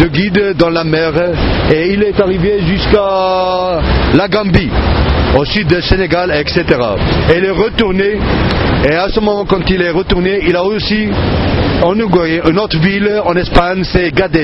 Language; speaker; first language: French; non-native, fluent; Arabic